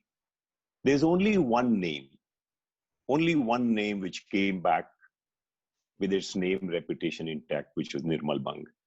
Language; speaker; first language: English; non-native, local second language; Hindi